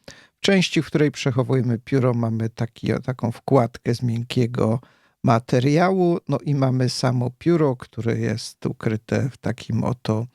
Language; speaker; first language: Polish; native; Polish